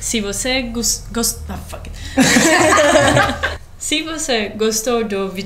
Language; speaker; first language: Portuguese; non-native, learner; Czech